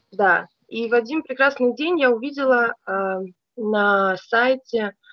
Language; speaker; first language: Russian; native; Russian